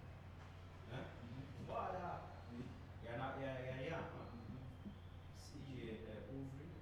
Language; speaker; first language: French; non-native, learner; Portuguese